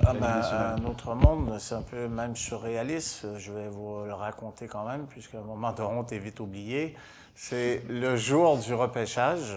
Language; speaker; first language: French; native; French